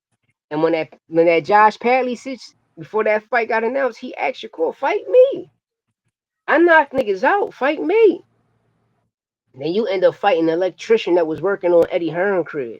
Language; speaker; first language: English; native; English